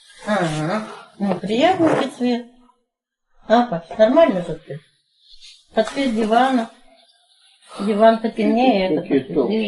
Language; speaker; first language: Russian; native; Russian